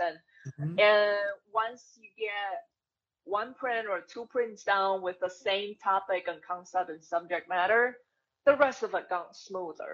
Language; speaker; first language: English; non-native, fluent; Chinese